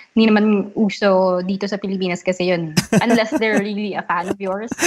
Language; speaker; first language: English; non-native, local second language; Filipino